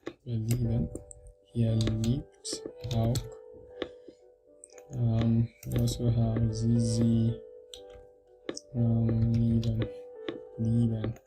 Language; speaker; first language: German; non-native, learner; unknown